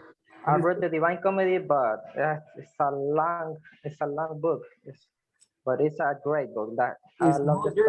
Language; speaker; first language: English; non-native, fluent; Spanish